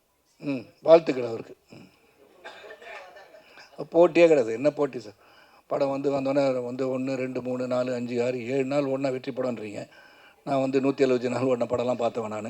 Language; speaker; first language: Tamil; native; Tamil